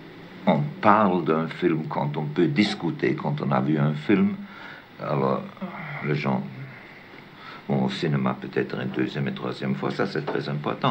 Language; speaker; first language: French; non-native, learner; German